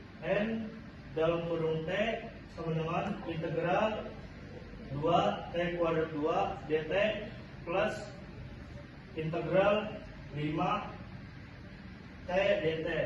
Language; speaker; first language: Indonesian; native; Indonesian